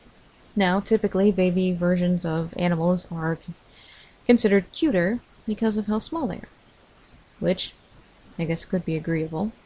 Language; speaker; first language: English; native; English